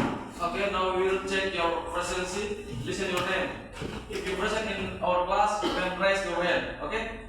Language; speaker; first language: English; non-native, learner; Indonesian